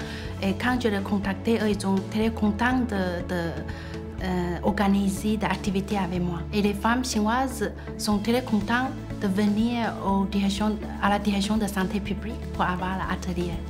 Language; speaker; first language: French; non-native, fluent; Chinese